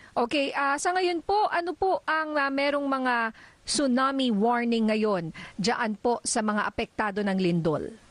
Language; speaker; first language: Filipino; native; Filipino